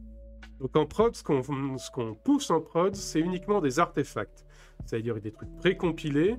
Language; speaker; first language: French; native; French